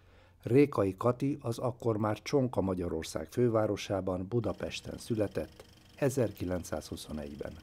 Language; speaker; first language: Hungarian; native; Hungarian